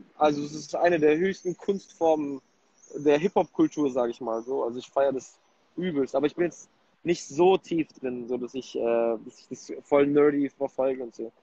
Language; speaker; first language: German; early bilingual, other home language; Polish